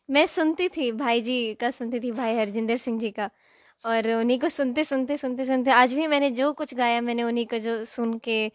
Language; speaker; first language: Hindi; non-native, local second language; Maithili